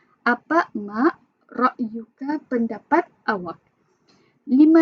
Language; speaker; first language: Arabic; non-native, fluent; Malay